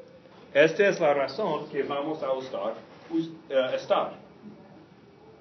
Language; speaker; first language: Spanish; non-native, fluent; English